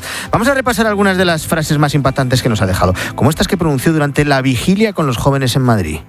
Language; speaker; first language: Spanish; native; Spanish